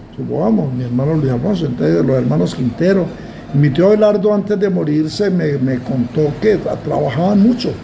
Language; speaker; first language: Spanish; native; Spanish